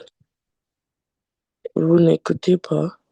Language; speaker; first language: French; non-native, learner; English